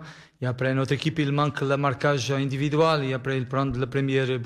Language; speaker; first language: French; non-native, learner; Portuguese